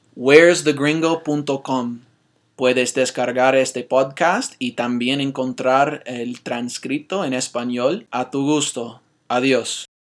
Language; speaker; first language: Spanish; non-native, fluent; English